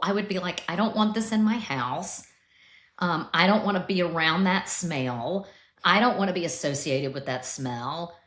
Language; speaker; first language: English; native; English